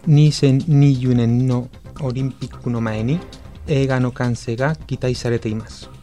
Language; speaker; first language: Japanese; non-native, learner; Spanish